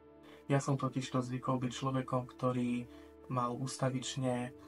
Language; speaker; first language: Slovak; native; Slovak